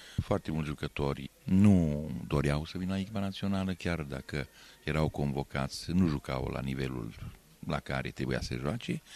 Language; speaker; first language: Romanian; non-native, local second language; Hungarian